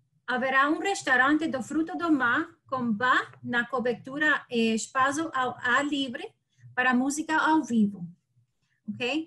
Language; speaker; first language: Portuguese; non-native, learner; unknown